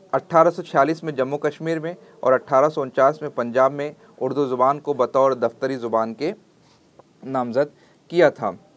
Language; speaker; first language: Urdu; native; Urdu